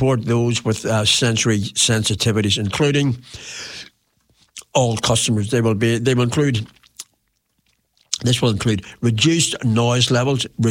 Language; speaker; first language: English; native; English